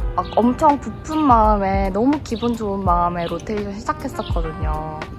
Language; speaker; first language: Korean; native; Korean